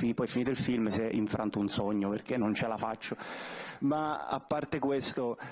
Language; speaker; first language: Italian; native; Italian